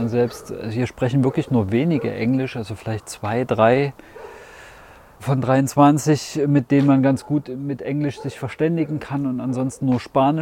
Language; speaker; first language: German; native; German